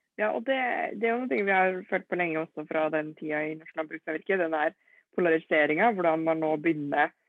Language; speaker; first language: Norwegian; native; Norwegian